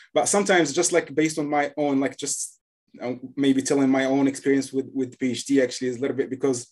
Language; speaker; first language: English; non-native, fluent; Arabic